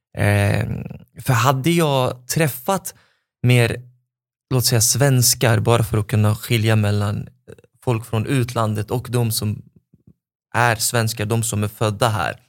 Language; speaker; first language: Swedish; non-native, fluent; Arabic